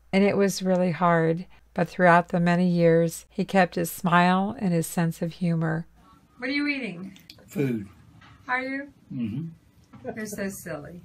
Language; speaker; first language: English; native; English